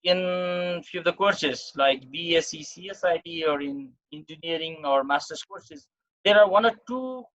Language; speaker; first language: English; non-native, local second language; Nepali